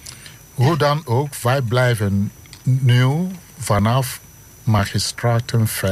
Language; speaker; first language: Dutch; non-native, learner; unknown